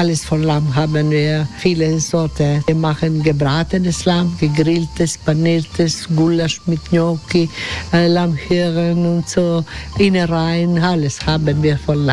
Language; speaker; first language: German; non-native, learner; Croatian